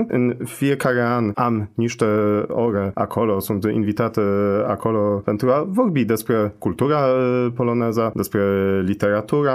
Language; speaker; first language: Romanian; non-native, fluent; Polish